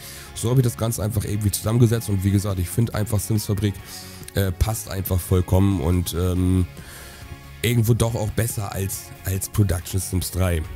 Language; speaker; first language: German; native; German